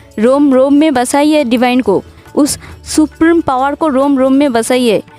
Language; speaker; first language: Hindi; non-native, local second language; Bangla